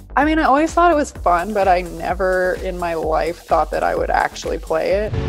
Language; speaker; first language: English; native; English